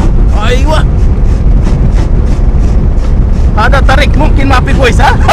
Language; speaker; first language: Arabic; non-native, learner; Filipino